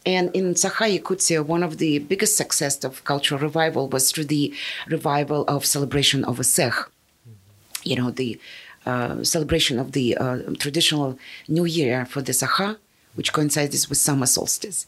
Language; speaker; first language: English; non-native, fluent; Yakut